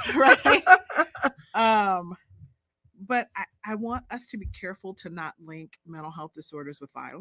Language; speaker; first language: English; native; English